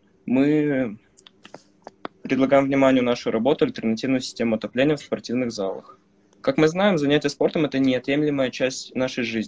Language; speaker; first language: Russian; native; Russian